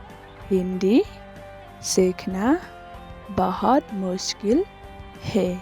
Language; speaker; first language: Hindi; non-native, local second language; Khasi